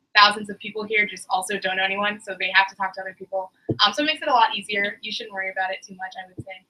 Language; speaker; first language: English; native; English